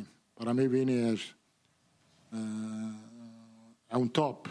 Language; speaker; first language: Portuguese; non-native, learner; Italian